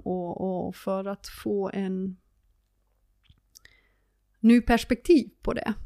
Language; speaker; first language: Swedish; non-native, fluent; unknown